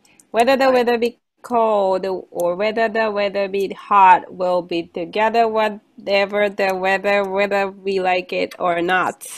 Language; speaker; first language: English; non-native, fluent; Japanese